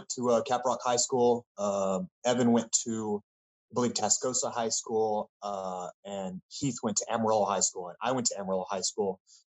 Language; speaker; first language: English; native; English